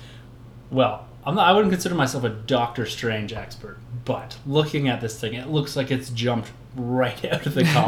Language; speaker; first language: English; native; English